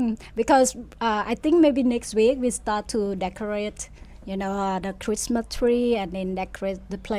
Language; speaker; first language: English; non-native, fluent; Thai